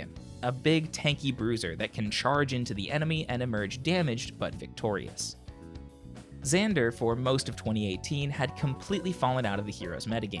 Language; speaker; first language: English; native; English